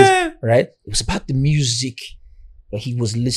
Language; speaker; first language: English; non-native, local second language; Yoruba